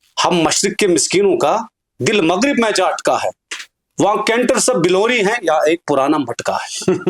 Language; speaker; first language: Urdu; non-native, local second language; Kashmiri